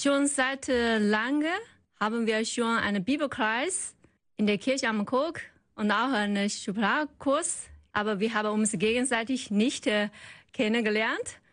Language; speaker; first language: German; non-native, learner; Chinese